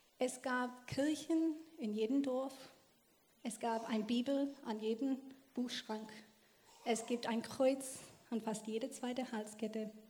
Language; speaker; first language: German; non-native, fluent; English